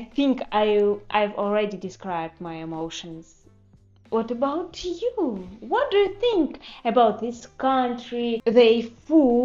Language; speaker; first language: English; non-native, learner; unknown